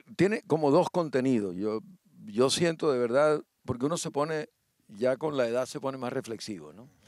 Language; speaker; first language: Spanish; native; Spanish